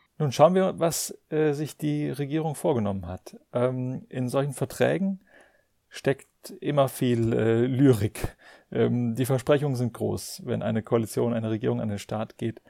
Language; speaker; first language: German; native; German